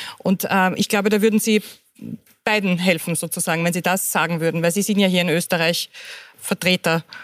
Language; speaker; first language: German; native; German